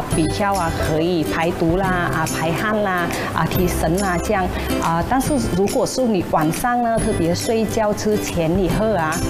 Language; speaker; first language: Chinese; non-native, fluent; Vietnamese